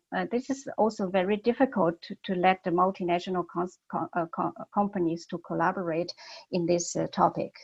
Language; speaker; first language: English; non-native, fluent; Chinese